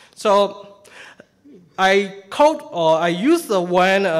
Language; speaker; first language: English; non-native, fluent; Burmese